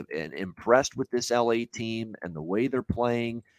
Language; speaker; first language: English; native; English